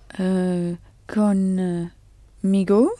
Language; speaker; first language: Spanish; non-native, learner; French